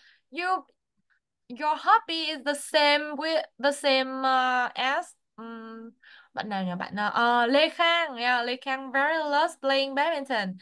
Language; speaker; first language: English; non-native, fluent; Vietnamese